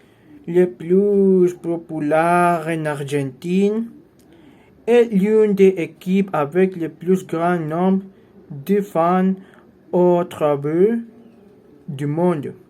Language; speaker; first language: French; non-native, learner; Spanish